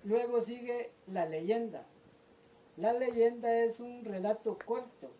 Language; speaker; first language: Spanish; native; Spanish